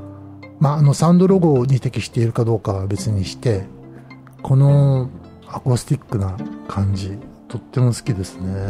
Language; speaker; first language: Japanese; native; Japanese